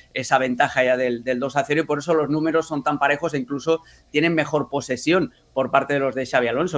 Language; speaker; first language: Spanish; native; Spanish